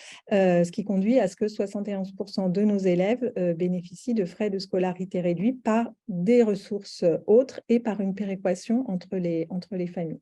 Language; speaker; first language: French; native; French